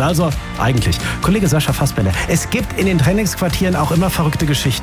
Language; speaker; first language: German; native; German